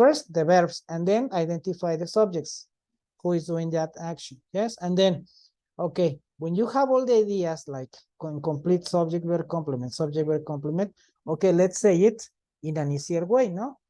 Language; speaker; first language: English; non-native, fluent; Spanish